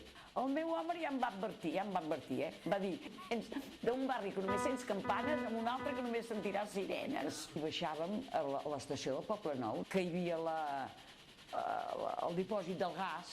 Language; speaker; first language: Catalan; native; Catalan